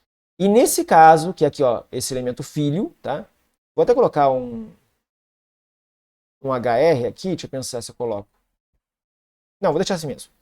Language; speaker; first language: Portuguese; native; Portuguese